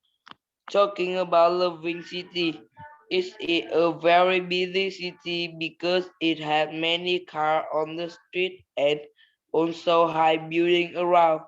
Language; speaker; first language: English; non-native, learner; Vietnamese